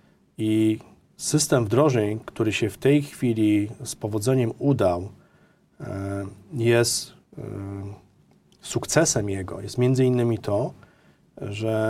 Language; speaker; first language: Polish; native; Polish